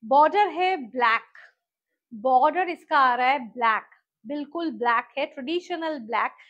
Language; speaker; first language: Hindi; non-native, local second language; Bangla